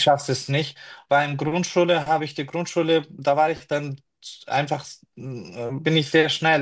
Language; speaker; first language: German; non-native, fluent; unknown